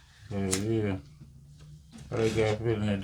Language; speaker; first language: English; native; English